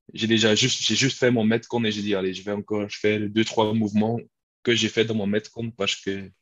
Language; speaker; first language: French; non-native, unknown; Dutch